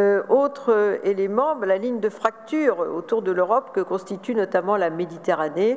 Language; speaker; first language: French; native; French